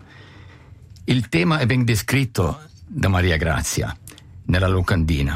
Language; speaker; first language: Italian; native; Italian